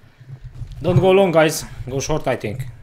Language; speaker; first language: English; non-native, learner; Hungarian